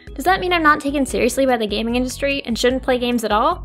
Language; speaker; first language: English; native; English